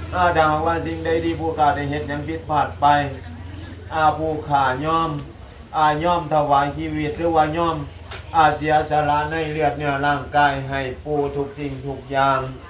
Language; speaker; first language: Thai; native; Thai